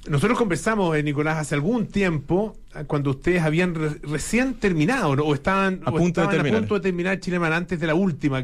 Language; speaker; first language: Spanish; native; Spanish